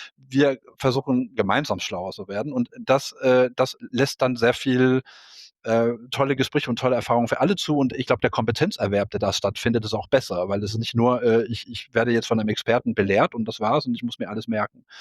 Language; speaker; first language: German; non-native, fluent; Danish